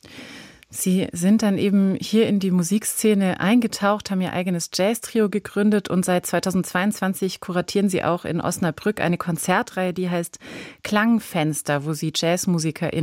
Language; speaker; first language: German; native; German